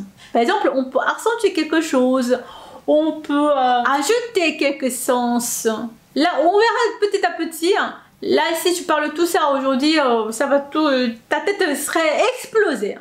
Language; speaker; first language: French; non-native, fluent; Korean